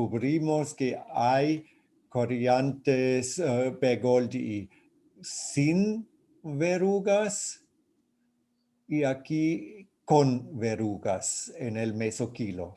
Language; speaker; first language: Spanish; non-native, fluent; German